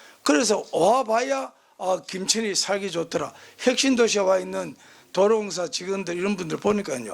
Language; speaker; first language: Korean; native; Korean